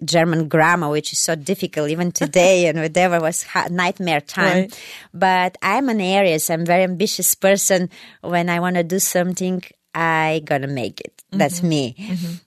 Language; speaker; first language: English; non-native, fluent; Bulgarian